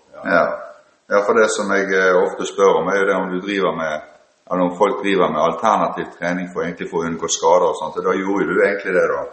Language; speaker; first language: Norwegian; native; Norwegian